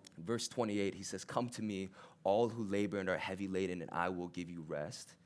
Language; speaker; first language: English; early bilingual, other home language; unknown